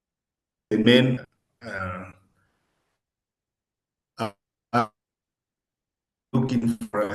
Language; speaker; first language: English; non-native, learner; Spanish